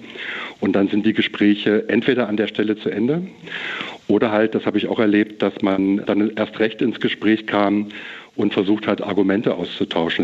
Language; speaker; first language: German; native; German